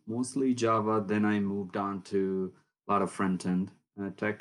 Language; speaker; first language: English; non-native, local second language; Tamil